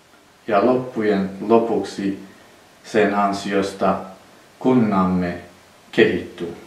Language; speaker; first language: Finnish; non-native, fluent; Central Kurdish